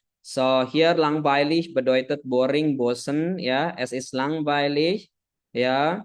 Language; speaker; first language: German; non-native, fluent; Indonesian